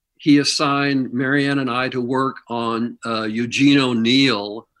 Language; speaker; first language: English; native; English